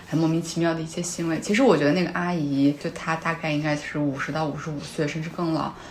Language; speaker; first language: Chinese; non-native, local second language; Kazakh